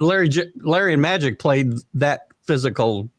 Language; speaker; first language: English; native; English